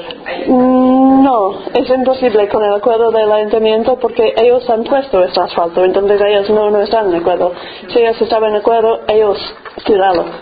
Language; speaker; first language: Spanish; non-native, fluent; English